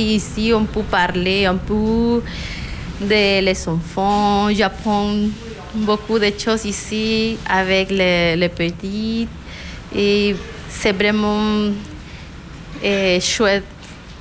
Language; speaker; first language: French; non-native, learner; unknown